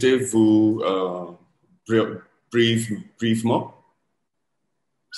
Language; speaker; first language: French; non-native, learner; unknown